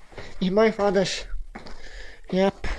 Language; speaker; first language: English; non-native, learner; Croatian